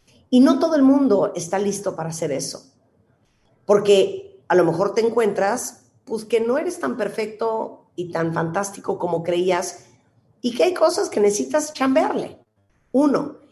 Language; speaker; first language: Spanish; native; Spanish